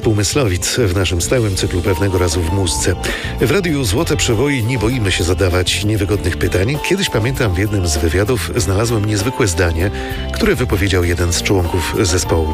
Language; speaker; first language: Polish; native; Polish